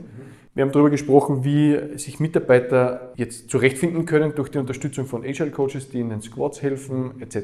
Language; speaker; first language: German; native; German